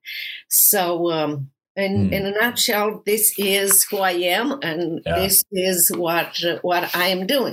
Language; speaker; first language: English; non-native, fluent; Romanian